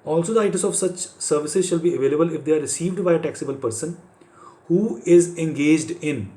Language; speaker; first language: English; non-native, local second language; Punjabi